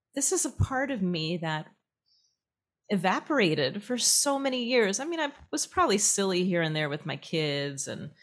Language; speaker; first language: English; native; English